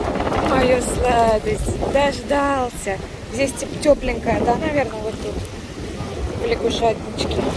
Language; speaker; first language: Russian; native; Russian